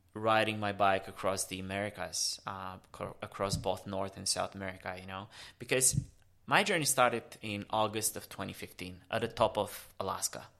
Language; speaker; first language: English; early bilingual, other home language; Romanian